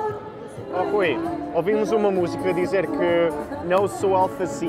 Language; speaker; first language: Portuguese; native; Portuguese